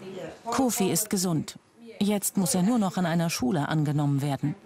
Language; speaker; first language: German; native; German